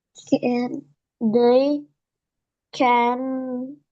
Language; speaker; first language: English; non-native, learner; Indonesian